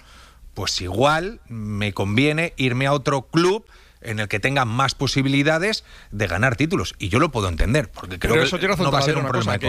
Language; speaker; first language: Spanish; native; Spanish